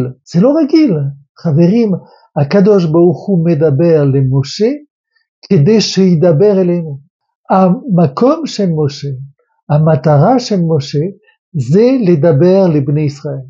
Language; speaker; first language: Hebrew; non-native, fluent; French